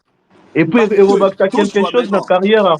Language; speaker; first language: French; non-native, local second language; Lingala